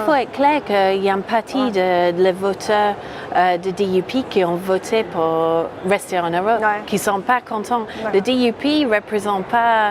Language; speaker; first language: French; non-native, fluent; English